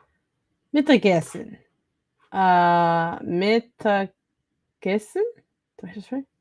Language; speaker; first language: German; non-native, learner; English